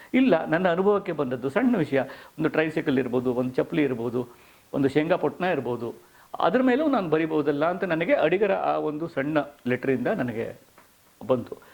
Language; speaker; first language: Kannada; native; Kannada